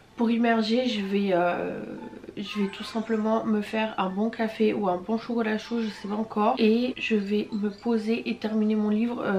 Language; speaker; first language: French; early bilingual, other home language; Portuguese